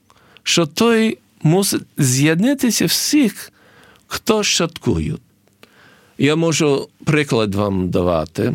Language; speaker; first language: Ukrainian; early bilingual, heritage; English